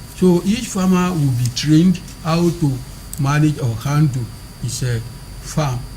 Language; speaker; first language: English; non-native, local second language; Yoruba